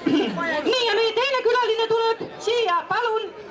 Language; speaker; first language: Estonian; native; Estonian